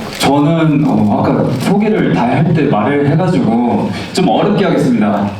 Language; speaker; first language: Korean; native; Korean